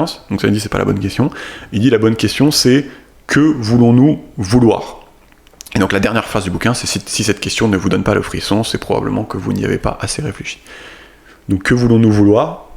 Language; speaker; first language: French; native; French